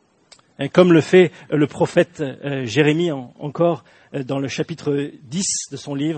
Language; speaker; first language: French; native; French